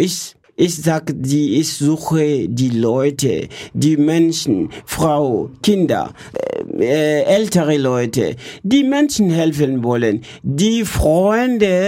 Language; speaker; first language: German; non-native, learner; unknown